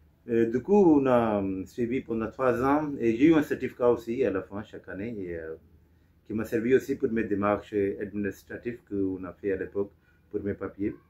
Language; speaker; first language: French; non-native, fluent; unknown